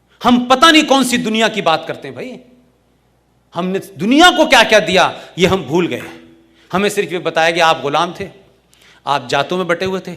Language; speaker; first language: Hindi; native; Hindi